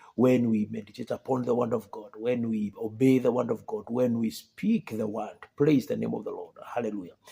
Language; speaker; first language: English; non-native, local second language; Swahili